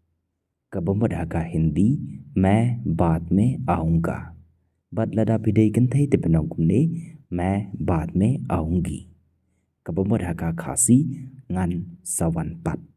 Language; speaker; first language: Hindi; non-native, local second language; Khasi